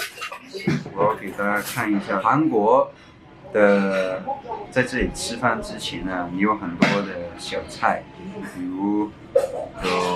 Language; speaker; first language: Chinese; non-native, local second language; Cantonese